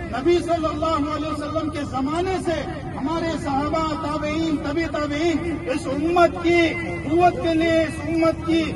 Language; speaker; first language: Urdu; native; Urdu